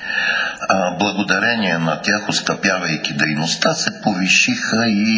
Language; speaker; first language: Bulgarian; native; Bulgarian